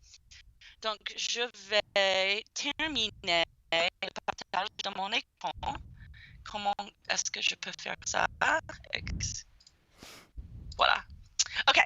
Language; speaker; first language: French; non-native, fluent; English